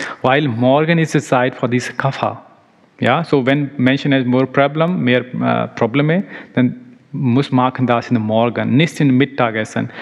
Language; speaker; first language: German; non-native, learner; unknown